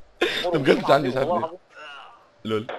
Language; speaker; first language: Arabic; native; Arabic